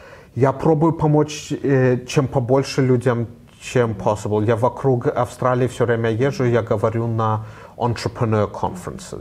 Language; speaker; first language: Russian; early bilingual, heritage; Russian